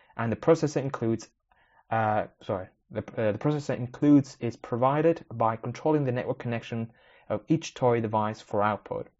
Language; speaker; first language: English; early bilingual, other home language; Spanish